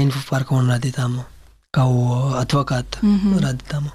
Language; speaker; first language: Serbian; non-native, learner; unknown